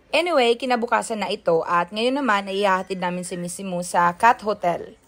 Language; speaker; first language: Filipino; non-native, local second language; Cebuano